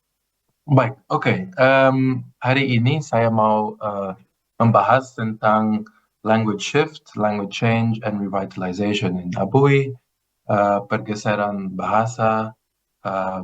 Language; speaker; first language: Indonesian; non-native, fluent; Greek